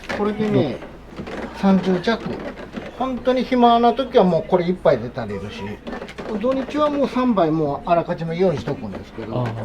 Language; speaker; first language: Japanese; native; Japanese